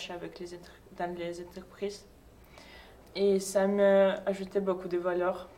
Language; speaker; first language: French; non-native, fluent; Russian